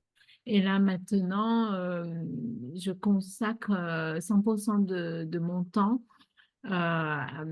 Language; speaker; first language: French; non-native, fluent; Vietnamese